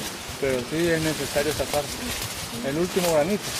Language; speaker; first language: Spanish; native; Spanish